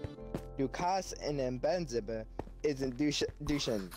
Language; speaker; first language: German; non-native, learner; English